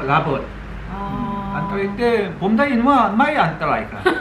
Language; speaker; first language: Thai; non-native, learner; Korean